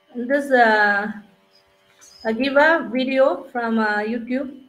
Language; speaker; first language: English; non-native, local second language; Tamil